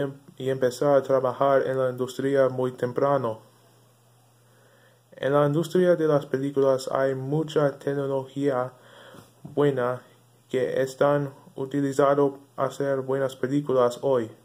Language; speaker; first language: Spanish; non-native, learner; English